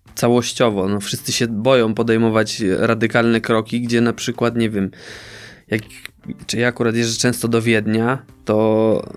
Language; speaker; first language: Polish; native; Polish